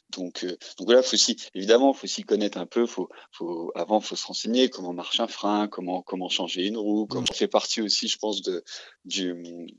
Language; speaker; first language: French; native; French